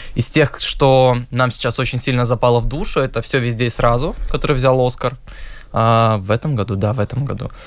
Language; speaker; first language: Russian; native; Russian